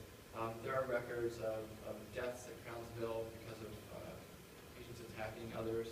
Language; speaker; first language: English; native; English